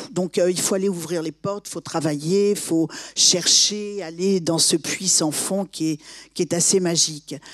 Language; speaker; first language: French; native; French